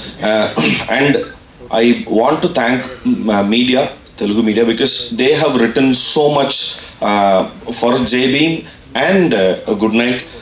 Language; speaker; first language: English; non-native, local second language; Tamil